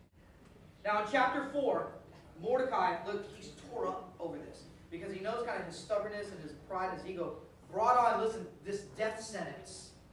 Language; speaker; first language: English; native; English